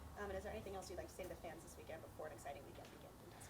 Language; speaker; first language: English; native; English